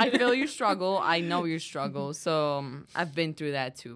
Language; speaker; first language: English; non-native, fluent; Spanish